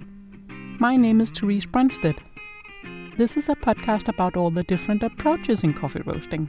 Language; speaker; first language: English; non-native, fluent; Danish